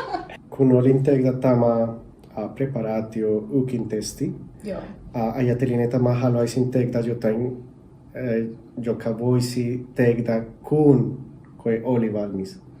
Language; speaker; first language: Finnish; non-native, learner; Spanish